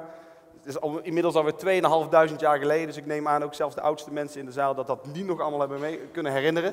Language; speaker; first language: Dutch; native; Dutch